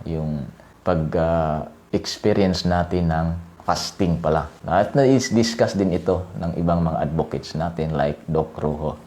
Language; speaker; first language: Filipino; non-native, local second language; Cebuano